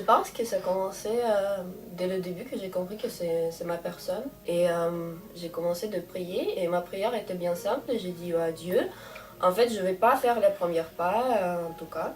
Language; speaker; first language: French; non-native, fluent; Russian